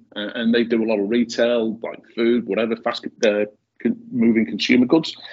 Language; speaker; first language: English; native; English